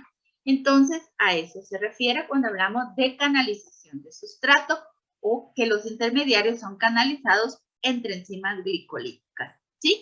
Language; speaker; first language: Spanish; native; Spanish